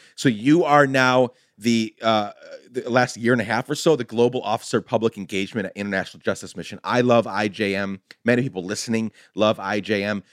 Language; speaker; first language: English; native; English